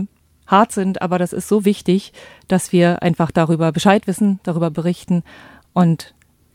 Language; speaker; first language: German; native; German